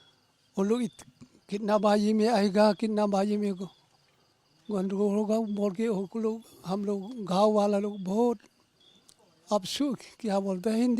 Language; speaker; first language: Hindi; non-native, local second language; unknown